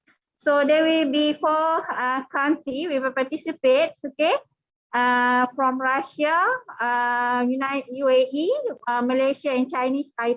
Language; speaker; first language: English; non-native, local second language; Malay